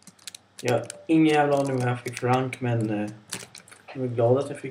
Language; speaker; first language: Swedish; native; Swedish